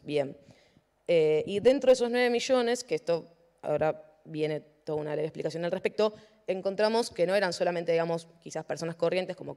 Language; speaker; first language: Spanish; native; Spanish